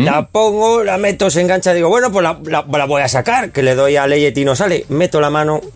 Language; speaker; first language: Spanish; native; Spanish